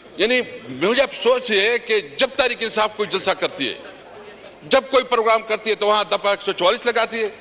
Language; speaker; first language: Urdu; non-native, local second language; Pashto